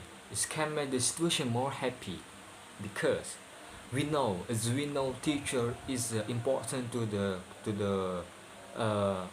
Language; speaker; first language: English; non-native, learner; Indonesian